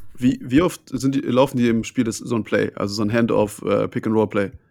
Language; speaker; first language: German; native; German